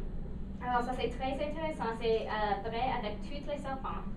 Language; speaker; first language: French; non-native, local second language; English